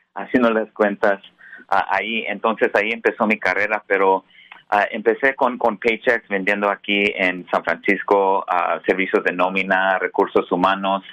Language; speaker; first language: Spanish; early bilingual, heritage; Spanish